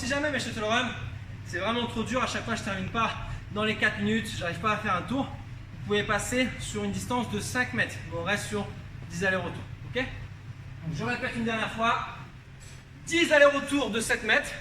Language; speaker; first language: French; native; French